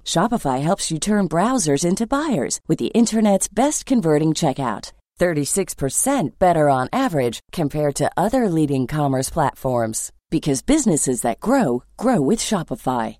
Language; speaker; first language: English; native; English